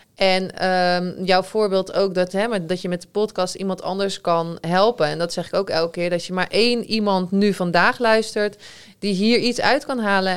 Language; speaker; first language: Dutch; native; Dutch